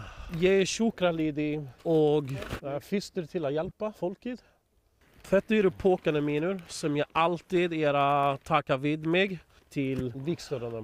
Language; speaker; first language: Icelandic; non-native, learner; Swedish